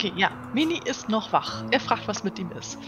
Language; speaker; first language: German; native; German